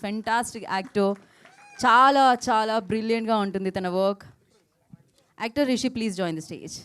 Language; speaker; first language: Telugu; native; Telugu